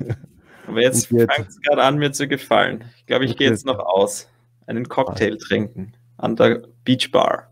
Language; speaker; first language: German; native; German